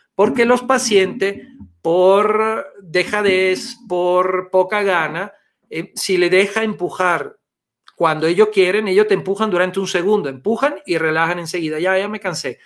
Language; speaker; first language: Spanish; non-native, fluent; Italian